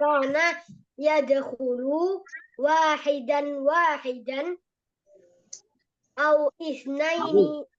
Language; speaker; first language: Arabic; non-native, learner; Indonesian